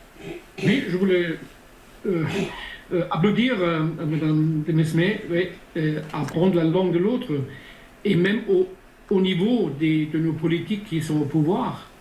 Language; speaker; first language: French; non-native, fluent; German